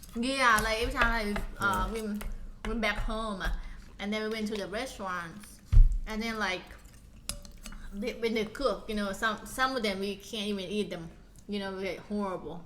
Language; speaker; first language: English; non-native, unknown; Northeastern Thai